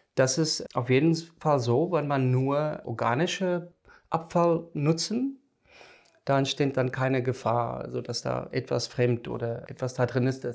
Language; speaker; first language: German; non-native, fluent; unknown